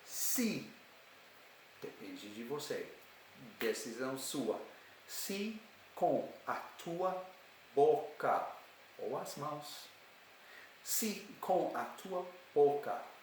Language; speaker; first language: Portuguese; non-native, learner; English